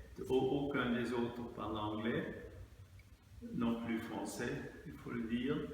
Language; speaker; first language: French; non-native, fluent; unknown